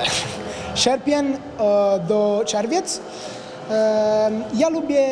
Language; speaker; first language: Polish; non-native, learner; Italian